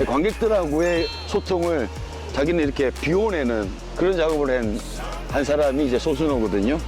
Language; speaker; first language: Korean; native; Korean